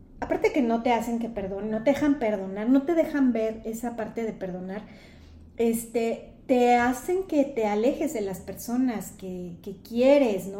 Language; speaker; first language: Spanish; native; Spanish